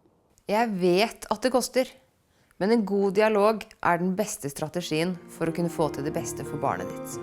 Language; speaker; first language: Norwegian; native; Norwegian